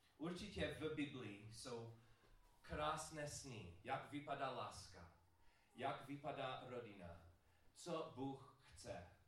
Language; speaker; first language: Czech; non-native, learner; English